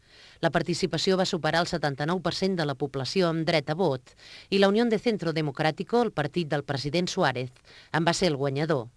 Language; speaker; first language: Catalan; native; Catalan